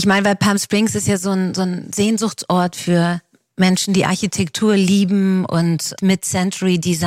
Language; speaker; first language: German; native; German